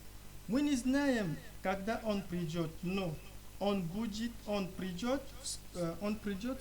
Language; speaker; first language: Russian; non-native, learner; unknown